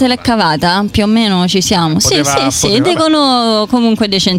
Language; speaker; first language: Italian; native; Italian